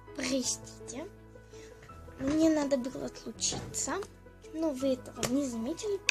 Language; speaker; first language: Russian; native; Russian